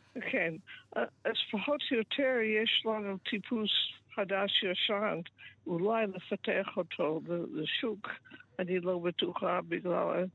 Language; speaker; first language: Hebrew; non-native, fluent; English